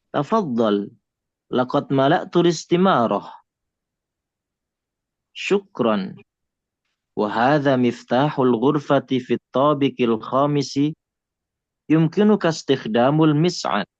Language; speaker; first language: Arabic; non-native, fluent; Indonesian